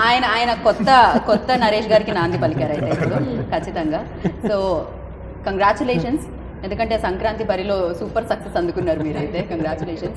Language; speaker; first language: Telugu; native; Telugu